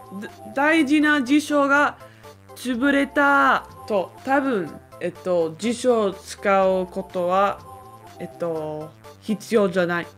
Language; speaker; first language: Japanese; non-native, learner; English